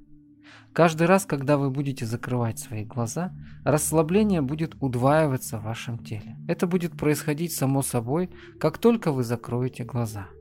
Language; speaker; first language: Russian; native; Russian